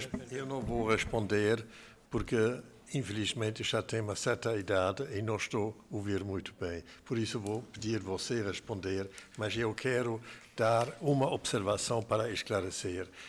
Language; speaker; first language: Portuguese; non-native, fluent; German